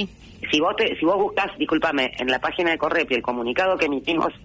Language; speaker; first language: Spanish; native; Spanish